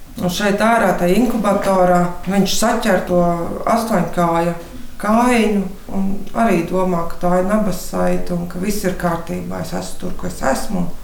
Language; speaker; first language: Latvian; native; Latvian